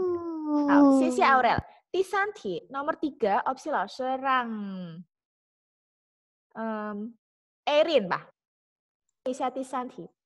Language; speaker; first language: Chinese; non-native, fluent; Indonesian